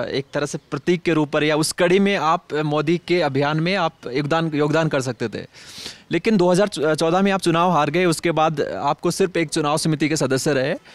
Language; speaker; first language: Hindi; native; Hindi